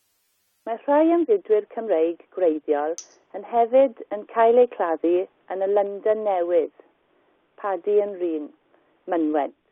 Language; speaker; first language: Welsh; non-native, learner; English